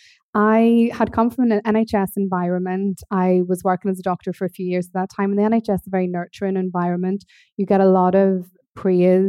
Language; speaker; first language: English; native; English